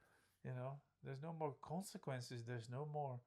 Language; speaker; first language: English; non-native, fluent; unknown